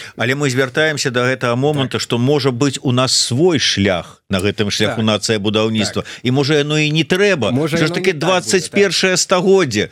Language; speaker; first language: Belarusian; native; Belarusian